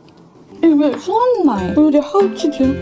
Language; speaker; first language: Chinese; non-native, learner; Korean